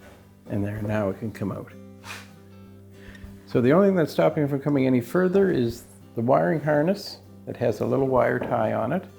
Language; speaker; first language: English; native; English